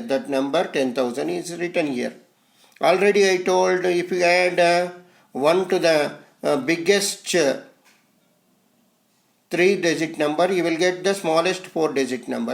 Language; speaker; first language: English; non-native, local second language; Telugu